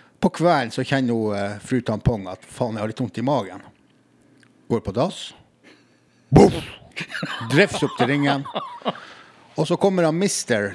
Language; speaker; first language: Norwegian; native; Norwegian